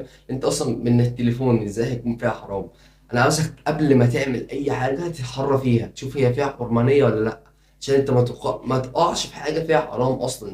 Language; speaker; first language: Arabic; native; Arabic